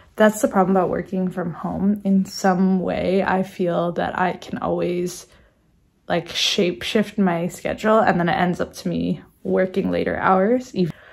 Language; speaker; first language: English; native; English